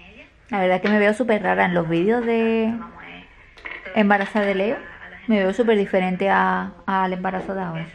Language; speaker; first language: Spanish; native; Spanish